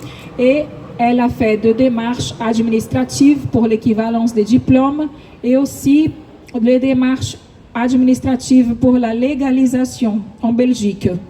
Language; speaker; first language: French; non-native, fluent; Portuguese